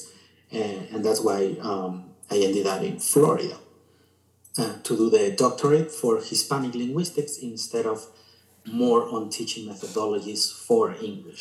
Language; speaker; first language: English; non-native, fluent; Spanish